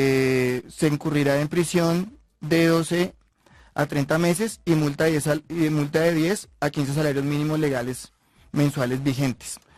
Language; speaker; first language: Spanish; native; Spanish